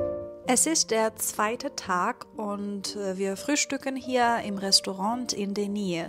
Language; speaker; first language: German; non-native, fluent; Persian